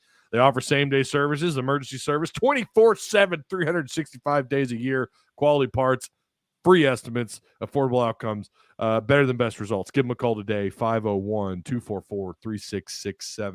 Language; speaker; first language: English; native; English